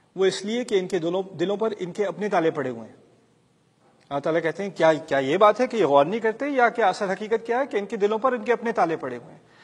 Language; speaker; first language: Urdu; early bilingual, heritage; Urdu